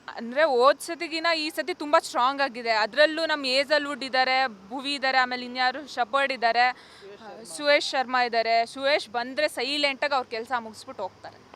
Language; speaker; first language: Kannada; native; Kannada